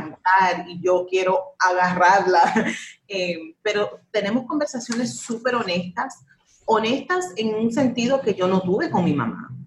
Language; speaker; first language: Spanish; early bilingual, heritage; Spanish